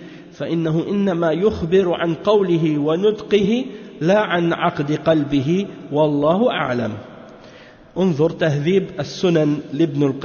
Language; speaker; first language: Arabic; non-native, fluent; French